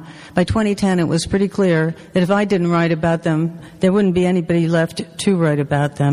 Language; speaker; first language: English; native; English